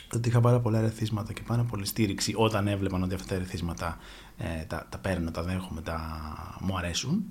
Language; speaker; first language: Greek; native; Greek